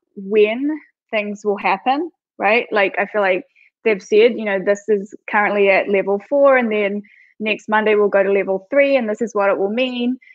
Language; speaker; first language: English; native; English